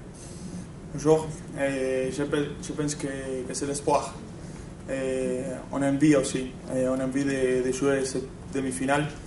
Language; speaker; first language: French; non-native, fluent; Spanish